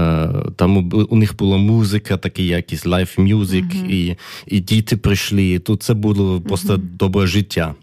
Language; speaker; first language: Ukrainian; early bilingual, heritage; German